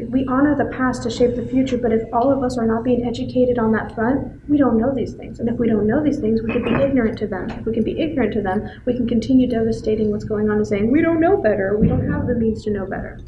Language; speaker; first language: English; native; English